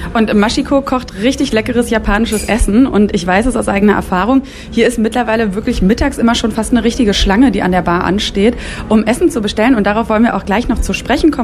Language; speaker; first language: German; native; German